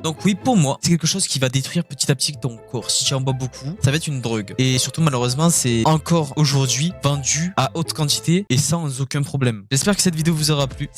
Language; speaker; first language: French; native; French